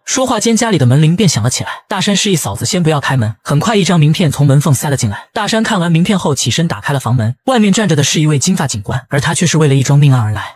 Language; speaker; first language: Chinese; native; Chinese